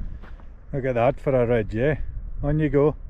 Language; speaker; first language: English; native; English